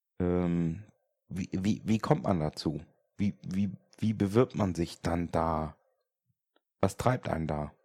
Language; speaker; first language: German; native; German